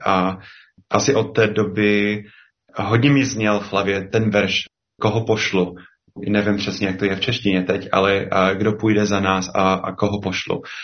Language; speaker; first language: Czech; non-native, fluent; English